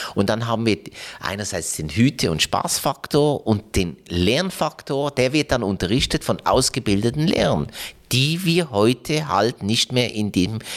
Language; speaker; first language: German; native; German